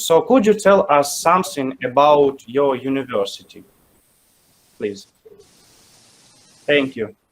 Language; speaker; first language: English; non-native, learner; Ukrainian